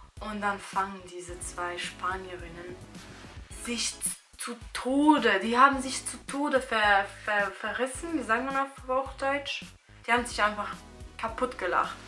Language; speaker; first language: German; early bilingual, other home language; Albanian